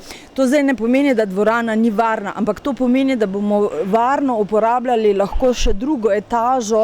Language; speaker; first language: Slovenian; native; Slovenian